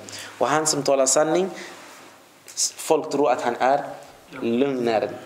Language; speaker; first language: Swedish; non-native, fluent; Arabic